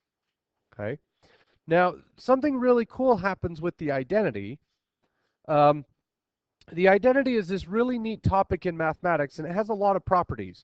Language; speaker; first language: English; native; English